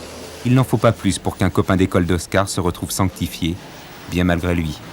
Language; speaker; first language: French; native; French